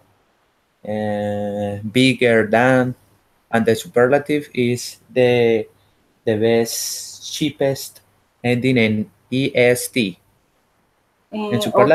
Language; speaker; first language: English; non-native, learner; Spanish